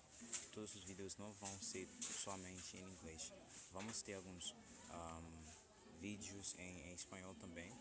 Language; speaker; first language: Portuguese; non-native, fluent; Haitian Creole